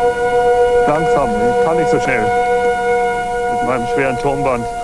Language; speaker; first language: German; native; German